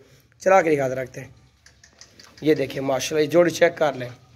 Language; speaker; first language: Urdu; non-native, local second language; Saraiki